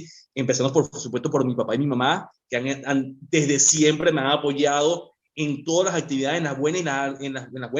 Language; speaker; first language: Spanish; native; Spanish